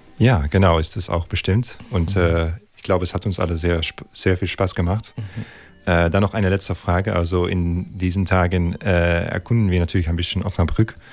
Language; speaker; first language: German; native; German